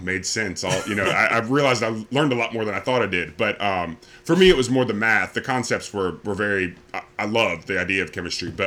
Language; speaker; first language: English; native; English